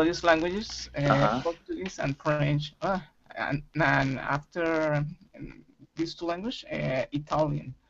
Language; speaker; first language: English; non-native, learner; Spanish